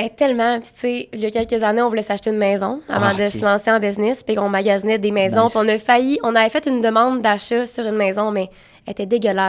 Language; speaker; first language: French; native; French